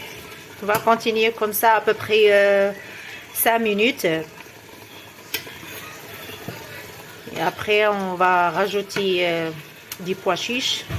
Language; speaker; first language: French; non-native, fluent; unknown